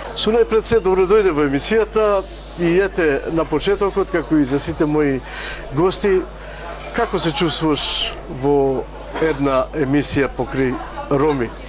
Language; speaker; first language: Macedonian; non-native, local second language; Romany